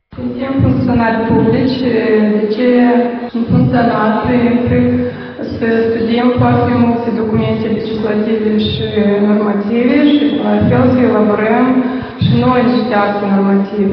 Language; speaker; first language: Romanian; non-native, learner; Russian